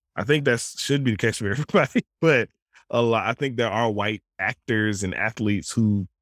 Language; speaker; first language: English; native; English